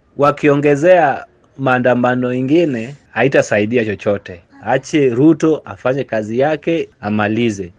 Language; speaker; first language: Swahili; non-native, local second language; Kamba